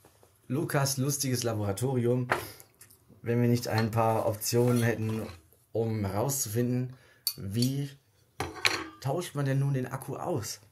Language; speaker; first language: German; native; German